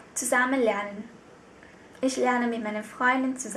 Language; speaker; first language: German; non-native, fluent; Vietnamese